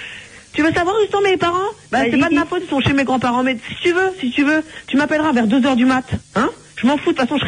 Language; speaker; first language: French; native; French